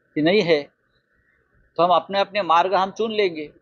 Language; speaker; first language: Hindi; non-native, local second language; Marathi